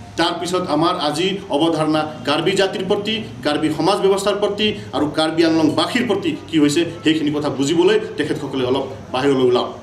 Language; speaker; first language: Assamese; non-native, local second language; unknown